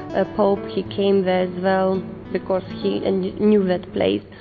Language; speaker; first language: English; non-native, learner; Lithuanian